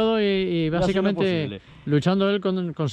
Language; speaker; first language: Spanish; native; Spanish